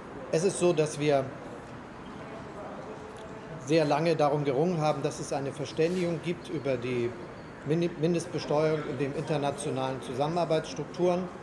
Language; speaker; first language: German; native; German